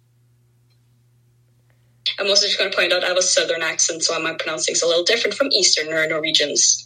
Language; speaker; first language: English; non-native, fluent; Norwegian